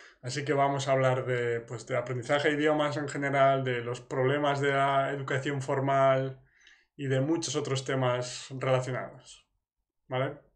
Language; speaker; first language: Spanish; native; Spanish